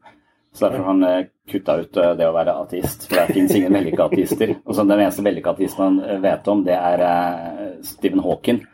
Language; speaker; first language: Norwegian; native; Norwegian